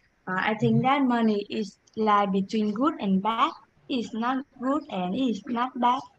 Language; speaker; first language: English; non-native, learner; Vietnamese